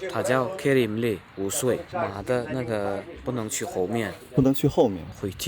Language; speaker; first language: Chinese; non-native, fluent; Turkmen